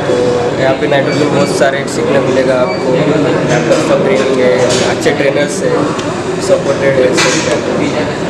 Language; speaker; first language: Hindi; non-native, local second language; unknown